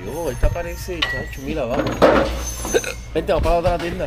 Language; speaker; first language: Spanish; native; Spanish